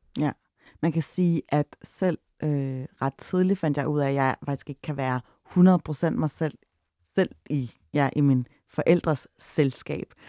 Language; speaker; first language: Danish; early bilingual, other home language; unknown